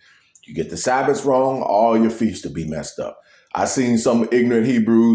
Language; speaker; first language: English; native; English